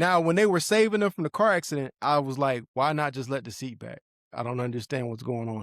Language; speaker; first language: English; native; English